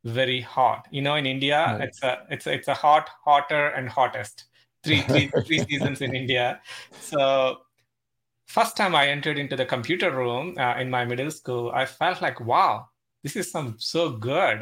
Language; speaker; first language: English; non-native, local second language; Telugu